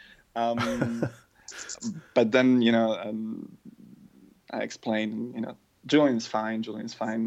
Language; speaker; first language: English; non-native, fluent; German